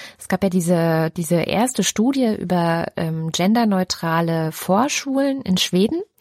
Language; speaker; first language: German; native; German